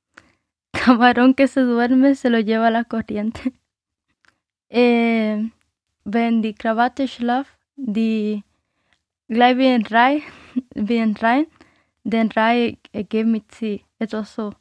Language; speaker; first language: German; non-native, learner; Spanish